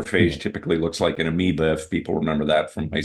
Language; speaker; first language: English; native; English